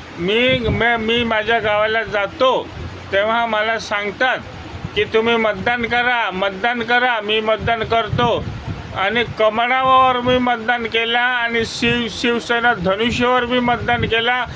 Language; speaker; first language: Marathi; non-native, local second language; Bhili